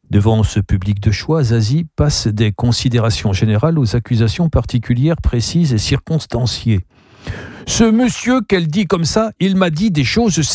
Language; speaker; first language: French; native; French